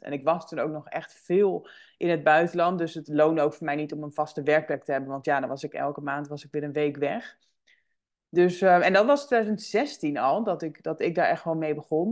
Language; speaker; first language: Dutch; native; Dutch